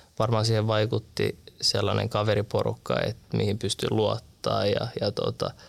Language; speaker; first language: Finnish; early bilingual, other home language; Arabic